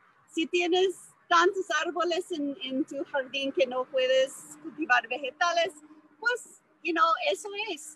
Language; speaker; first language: Spanish; non-native, fluent; English